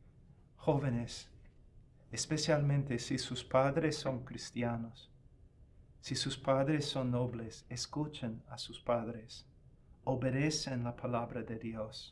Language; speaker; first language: Spanish; non-native, fluent; English